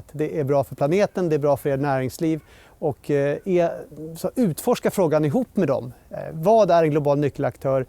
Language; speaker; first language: Swedish; native; Swedish